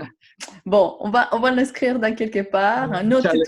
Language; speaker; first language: French; non-native, fluent; Spanish